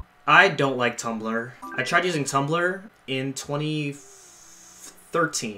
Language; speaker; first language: English; native; English